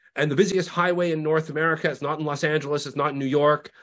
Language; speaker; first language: English; native; English